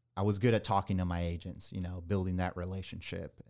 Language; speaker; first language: English; early bilingual, other home language; Spanish